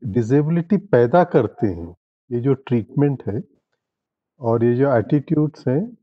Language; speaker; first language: Hindi; non-native, local second language; Tamil